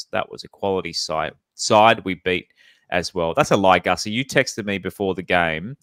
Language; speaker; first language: English; native; English